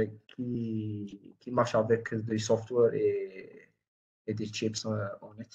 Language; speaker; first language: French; non-native, local second language; Arabic